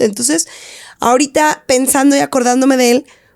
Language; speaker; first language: Spanish; native; Spanish